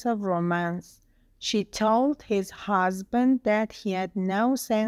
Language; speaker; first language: English; non-native, fluent; Persian